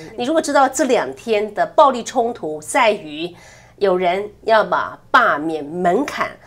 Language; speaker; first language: Chinese; non-native, local second language; Min Nan Chinese